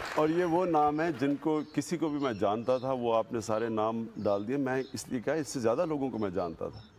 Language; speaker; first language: Urdu; native; Urdu